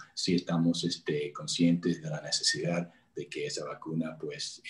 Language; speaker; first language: Spanish; non-native, fluent; English